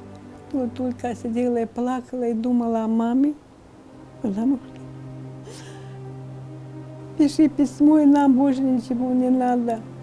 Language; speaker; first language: Russian; non-native, local second language; Turkmen